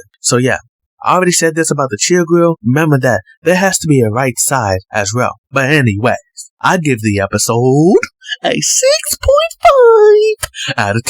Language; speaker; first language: English; native; English